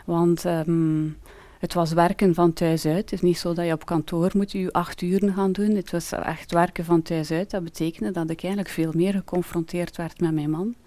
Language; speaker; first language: Dutch; native; Dutch